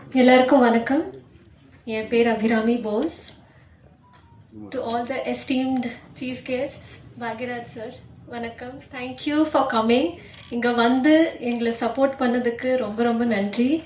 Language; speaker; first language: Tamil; non-native, local second language; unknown